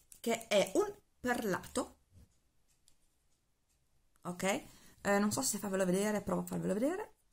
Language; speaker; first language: Italian; native; Italian